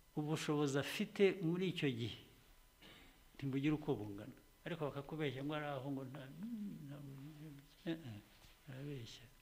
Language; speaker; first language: Kinyarwanda; early bilingual, heritage; Kinyarwanda